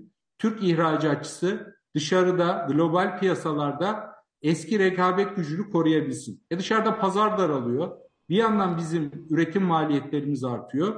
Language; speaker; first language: Turkish; native; Turkish